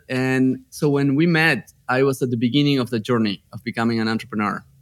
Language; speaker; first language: English; non-native, fluent; Spanish